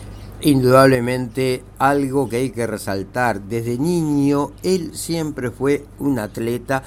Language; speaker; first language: Spanish; native; Spanish